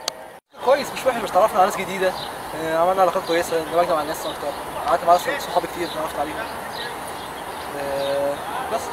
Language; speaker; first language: Arabic; native; Arabic